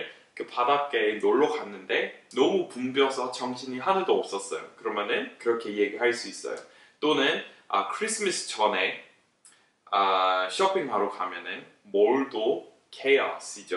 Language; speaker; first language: Korean; non-native, fluent; English